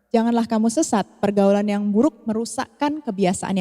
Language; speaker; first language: Indonesian; native; Indonesian